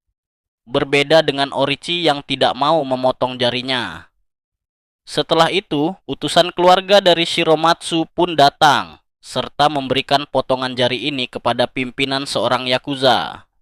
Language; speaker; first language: Indonesian; native; Indonesian